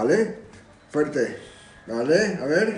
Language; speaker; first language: Spanish; native; Spanish